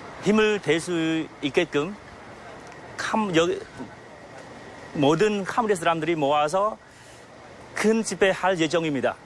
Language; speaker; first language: Korean; non-native, learner; Khmer